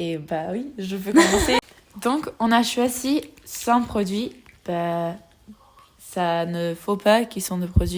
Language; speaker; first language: French; non-native, learner; Spanish